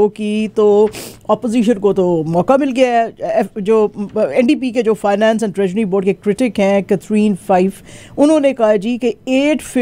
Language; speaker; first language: Urdu; native; Urdu